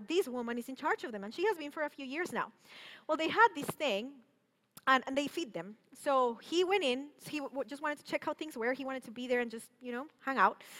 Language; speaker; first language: English; non-native, fluent; Spanish